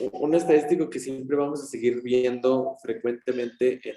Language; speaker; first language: Spanish; native; Spanish